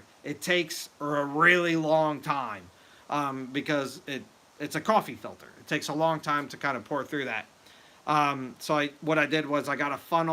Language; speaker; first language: English; native; English